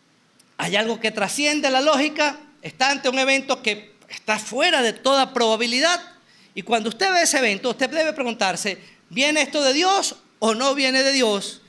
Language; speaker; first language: Spanish; native; Spanish